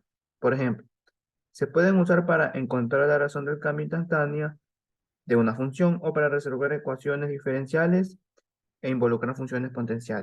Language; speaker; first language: Spanish; native; Spanish